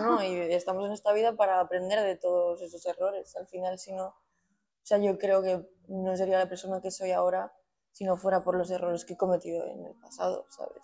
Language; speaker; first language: Spanish; native; Spanish